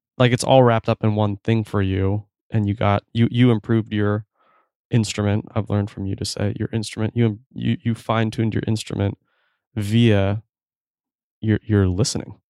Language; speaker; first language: English; native; English